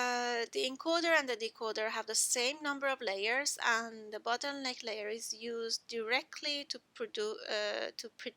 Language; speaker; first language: English; non-native, fluent; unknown